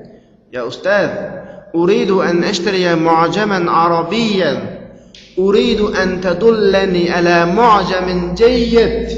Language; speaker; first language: Arabic; non-native, fluent; Uyghur